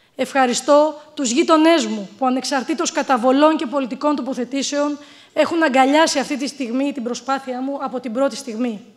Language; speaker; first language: Greek; native; Greek